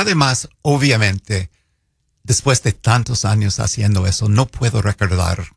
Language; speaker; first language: Spanish; non-native, fluent; English